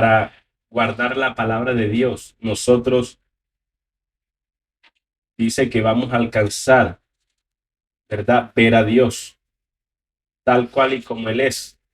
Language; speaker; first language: Spanish; native; Spanish